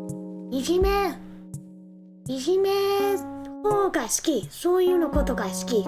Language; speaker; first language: Japanese; non-native, learner; English